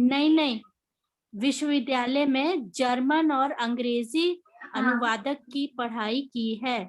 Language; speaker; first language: Hindi; non-native, learner; Russian